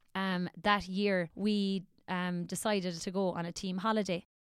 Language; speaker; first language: English; native; English